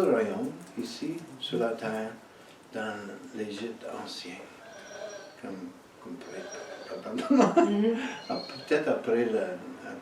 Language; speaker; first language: French; early bilingual, heritage; French